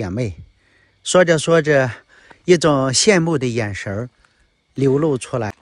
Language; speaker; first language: Chinese; native; Chinese